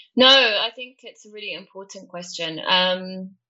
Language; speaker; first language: English; native; English